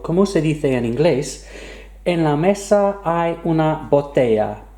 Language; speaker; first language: Spanish; non-native, fluent; English